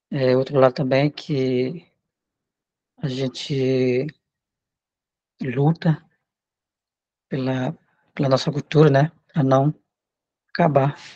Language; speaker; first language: Portuguese; non-native, local second language; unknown